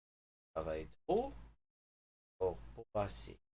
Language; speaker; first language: French; non-native, fluent; English